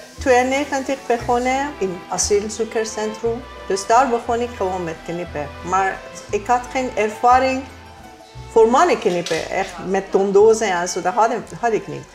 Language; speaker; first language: Dutch; non-native, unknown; Persian